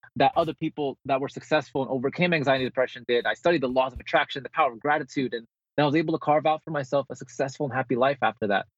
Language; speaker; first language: English; native; English